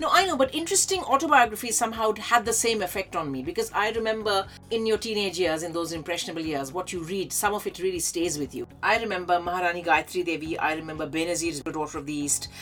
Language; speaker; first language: English; non-native, local second language; Hindi